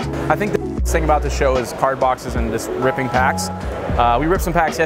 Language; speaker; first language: English; native; English